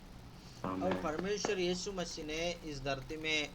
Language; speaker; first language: Hindi; non-native, local second language; Telugu